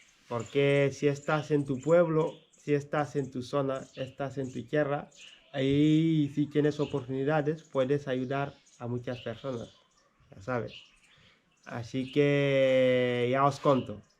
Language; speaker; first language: Spanish; non-native, fluent; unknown